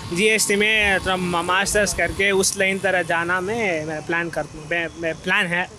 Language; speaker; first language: Hindi; non-native, learner; Tamil